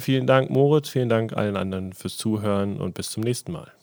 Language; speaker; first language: German; native; German